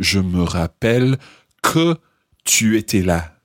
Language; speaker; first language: French; non-native, fluent; English